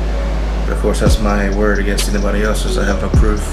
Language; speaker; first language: English; native; English